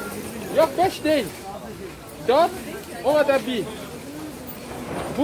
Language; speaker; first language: Turkish; non-native, learner; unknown